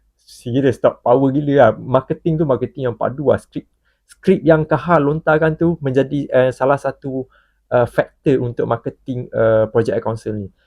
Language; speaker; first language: Malay; native; Malay